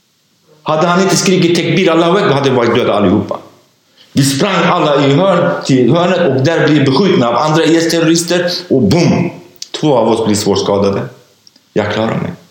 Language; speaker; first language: Swedish; non-native, fluent; Kurdish